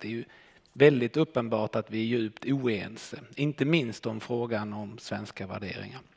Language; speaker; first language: Swedish; native; Swedish